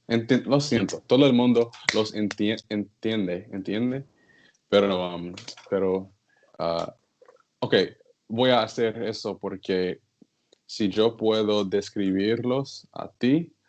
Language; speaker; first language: Spanish; non-native, learner; English